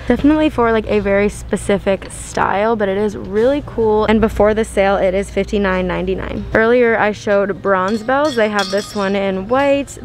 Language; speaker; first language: English; native; English